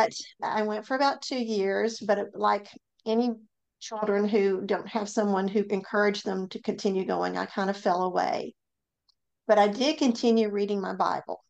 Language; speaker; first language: English; native; English